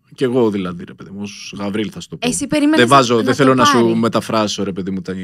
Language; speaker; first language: Greek; native; Greek